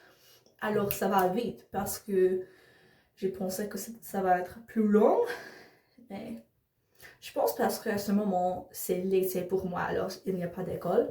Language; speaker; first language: French; non-native, learner; English